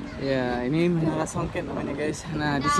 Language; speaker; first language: Indonesian; non-native, local second language; Minangkabau